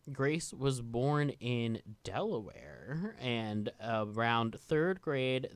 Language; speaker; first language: English; native; English